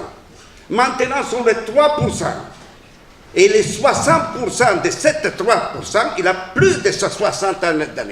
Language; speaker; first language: French; non-native, fluent; Italian